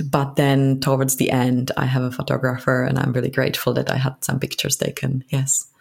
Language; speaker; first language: English; non-native, fluent; Czech